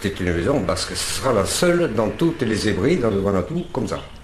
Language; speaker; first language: French; native; French